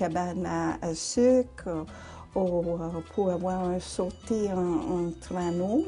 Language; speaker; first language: French; non-native, fluent; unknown